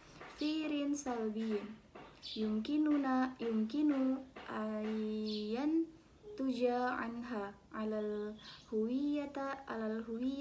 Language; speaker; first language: Arabic; non-native, learner; Indonesian